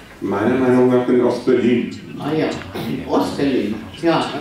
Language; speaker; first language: German; non-native, fluent; Bulgarian